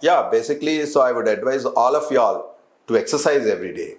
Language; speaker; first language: English; non-native, local second language; Telugu